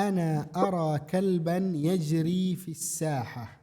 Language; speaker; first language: Arabic; non-native, fluent; Indonesian